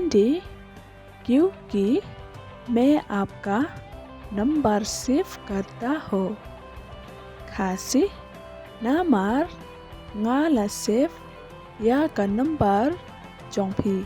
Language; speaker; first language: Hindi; non-native, learner; Khasi